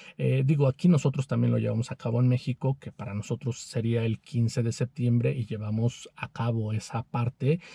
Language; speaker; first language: Spanish; native; Spanish